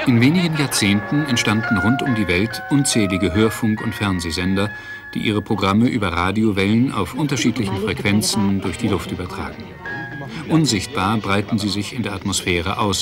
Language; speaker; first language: German; native; German